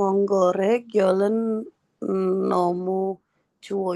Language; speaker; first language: Korean; non-native, learner; Indonesian